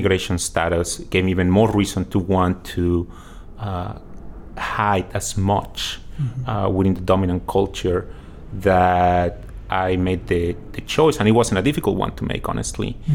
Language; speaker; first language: English; non-native, fluent; Spanish